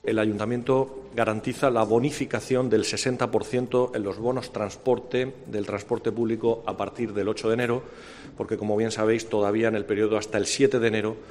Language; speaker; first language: Spanish; native; Spanish